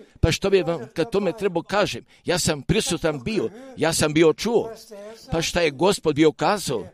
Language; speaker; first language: Croatian; early bilingual, heritage; Serbian